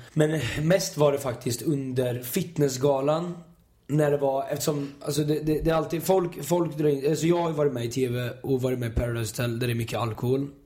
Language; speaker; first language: Swedish; native; Swedish